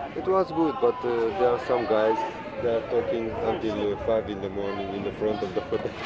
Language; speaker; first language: English; non-native, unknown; Romanian